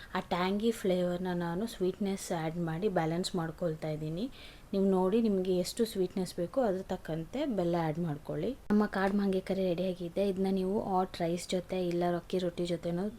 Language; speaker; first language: Kannada; non-native, local second language; Kodava